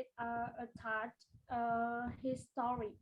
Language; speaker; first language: English; non-native, learner; Vietnamese